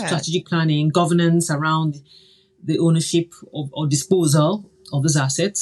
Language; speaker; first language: English; non-native, local second language; Yoruba